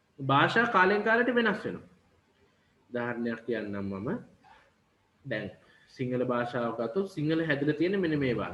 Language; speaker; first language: Sinhala; native; Sinhala